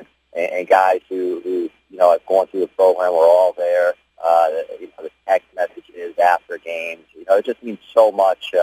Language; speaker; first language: English; native; English